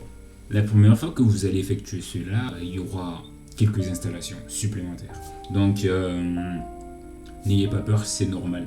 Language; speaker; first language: French; native; French